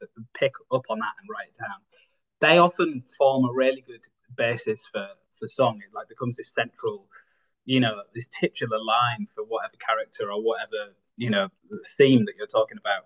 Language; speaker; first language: English; native; English